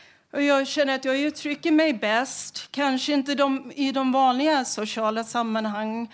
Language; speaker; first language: Swedish; native; Swedish